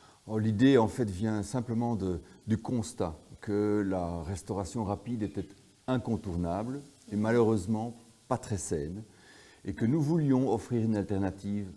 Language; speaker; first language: French; native; French